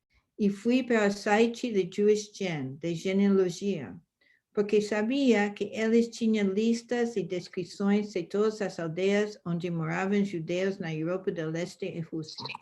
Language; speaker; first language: Portuguese; non-native, fluent; English